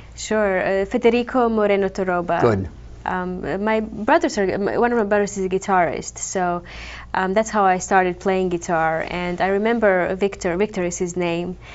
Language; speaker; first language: English; non-native, fluent; Croatian